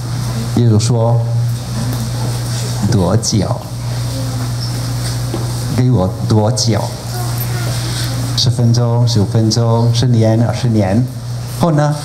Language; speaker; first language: Chinese; non-native, fluent; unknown